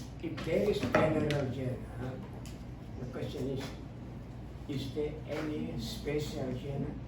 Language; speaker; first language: English; non-native, fluent; Indonesian